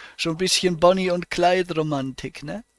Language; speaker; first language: German; native; German